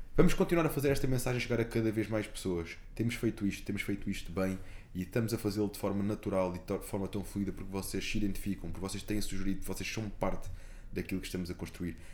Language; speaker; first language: Portuguese; native; Portuguese